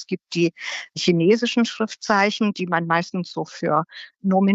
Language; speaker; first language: German; native; German